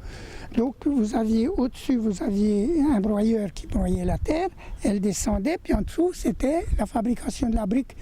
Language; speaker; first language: French; native; French